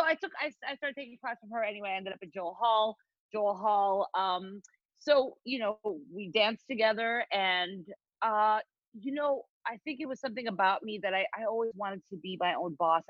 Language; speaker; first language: English; non-native, local second language; Filipino